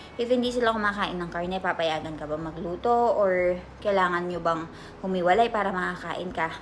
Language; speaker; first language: Filipino; native; Filipino